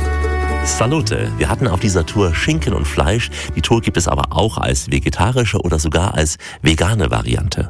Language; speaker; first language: German; native; German